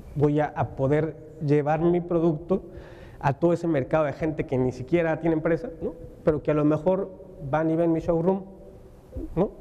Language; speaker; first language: Spanish; native; Spanish